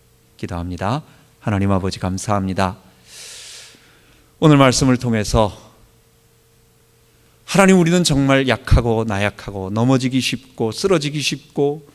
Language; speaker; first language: Korean; native; Korean